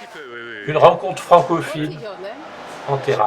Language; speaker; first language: French; native; French